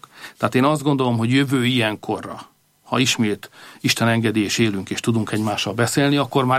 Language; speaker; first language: Hungarian; native; Hungarian